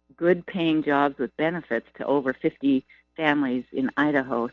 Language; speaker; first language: English; native; English